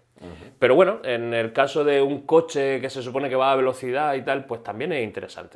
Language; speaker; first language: Spanish; native; Spanish